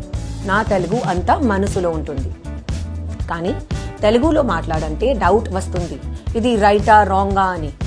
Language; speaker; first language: Telugu; non-native, fluent; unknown